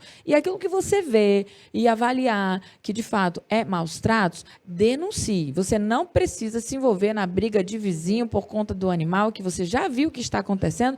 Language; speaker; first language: Portuguese; native; Portuguese